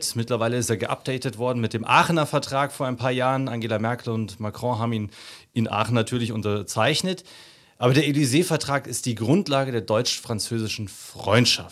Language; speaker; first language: German; native; German